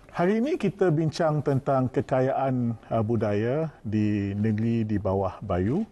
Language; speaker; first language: Malay; native; Malay